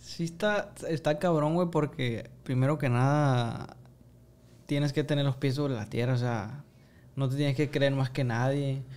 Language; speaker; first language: Spanish; native; Spanish